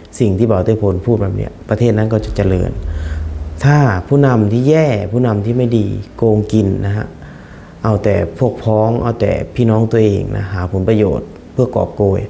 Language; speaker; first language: Thai; non-native, fluent; Khmer